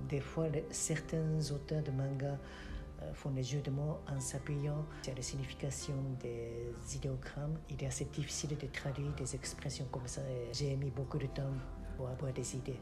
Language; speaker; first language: French; non-native, fluent; Japanese